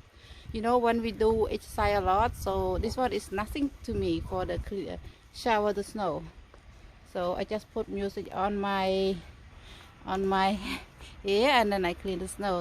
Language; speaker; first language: English; non-native, fluent; Khmer